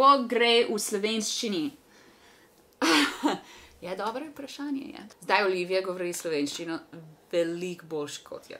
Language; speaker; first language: Slovenian; non-native, learner; English